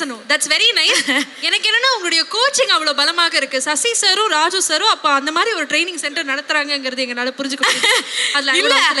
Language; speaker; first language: Tamil; native; Tamil